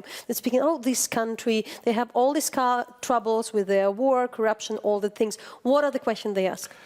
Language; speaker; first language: English; non-native, fluent; Ukrainian